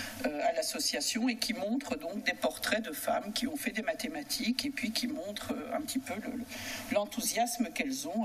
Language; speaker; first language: French; native; French